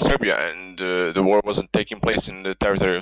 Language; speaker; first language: English; non-native, fluent; Bosnian